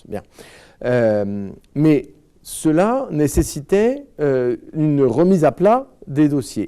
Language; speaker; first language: French; native; French